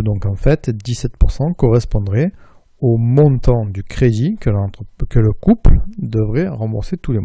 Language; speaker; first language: French; native; French